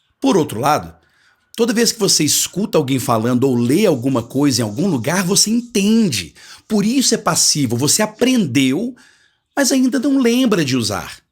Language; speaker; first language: Portuguese; native; Portuguese